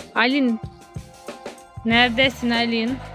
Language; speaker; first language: Turkish; non-native, learner; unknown